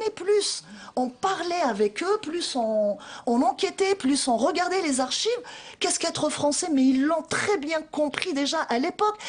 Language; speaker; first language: French; non-native, local second language; Arabic